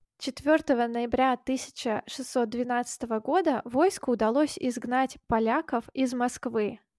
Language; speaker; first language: Russian; native; Russian